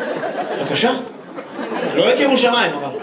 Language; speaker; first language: Hebrew; native; Hebrew